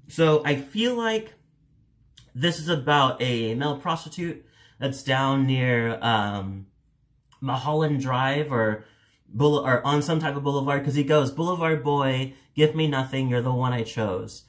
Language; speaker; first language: English; native; English